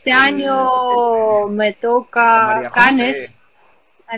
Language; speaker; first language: Spanish; non-native, fluent; Ukrainian